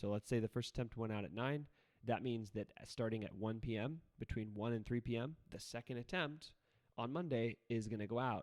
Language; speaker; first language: English; native; English